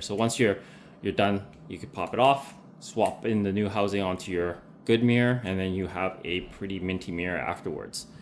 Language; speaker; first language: English; native; English